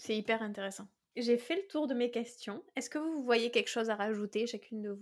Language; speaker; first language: French; native; French